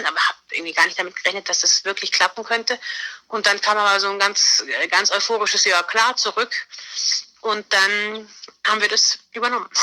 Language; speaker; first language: German; native; German